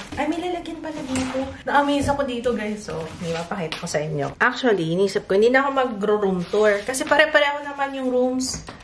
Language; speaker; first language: Filipino; native; Filipino